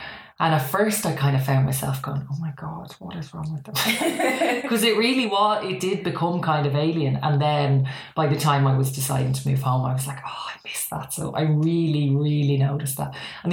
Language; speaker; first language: English; native; English